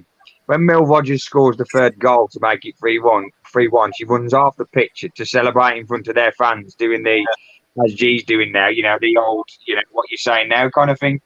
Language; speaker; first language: English; native; English